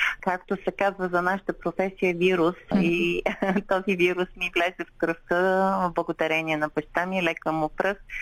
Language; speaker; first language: Bulgarian; non-native, local second language; Turkish